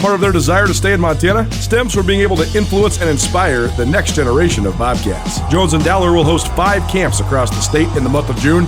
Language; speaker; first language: English; native; English